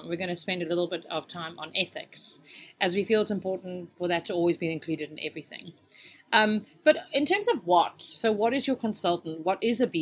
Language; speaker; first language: English; native; English